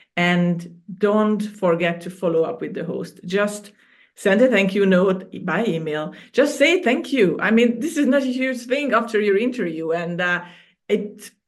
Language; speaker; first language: English; non-native, fluent; Hungarian